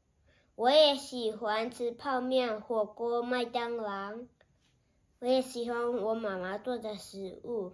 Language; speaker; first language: Chinese; early bilingual, heritage; Chinese